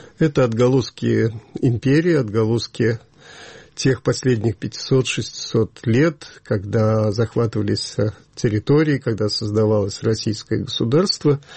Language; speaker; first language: Russian; native; Russian